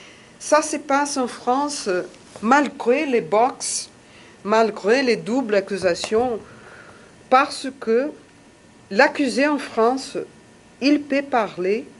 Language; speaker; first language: French; non-native, fluent; Portuguese